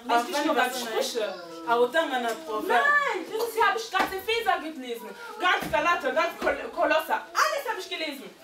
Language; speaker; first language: German; early bilingual, heritage; Lingala